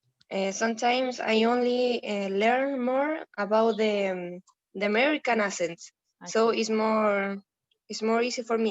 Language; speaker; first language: English; non-native, learner; Spanish